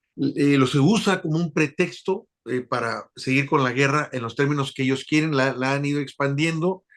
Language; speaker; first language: Spanish; native; Spanish